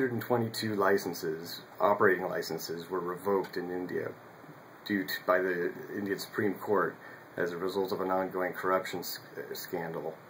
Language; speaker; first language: English; native; English